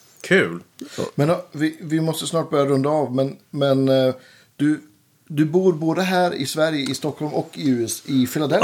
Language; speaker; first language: Swedish; native; Swedish